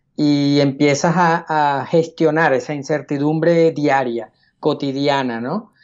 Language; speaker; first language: Spanish; native; Spanish